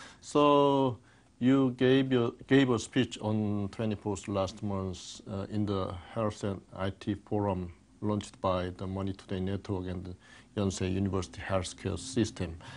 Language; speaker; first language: English; non-native, fluent; Korean